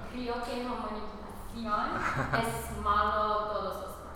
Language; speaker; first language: Spanish; non-native, learner; English